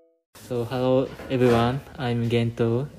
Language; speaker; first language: English; non-native, learner; Japanese